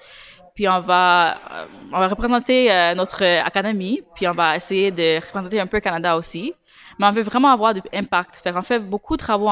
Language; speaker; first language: French; native; French